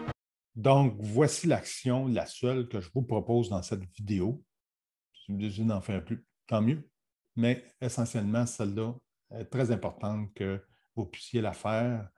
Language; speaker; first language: French; native; French